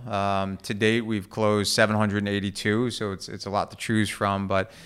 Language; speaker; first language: English; native; English